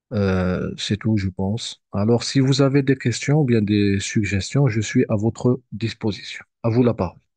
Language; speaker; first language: French; non-native, local second language; Arabic